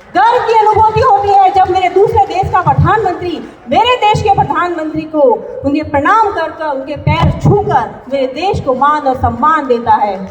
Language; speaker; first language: Hindi; native; Hindi